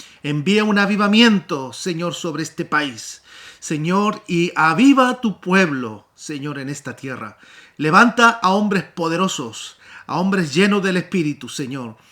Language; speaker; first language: Spanish; native; Spanish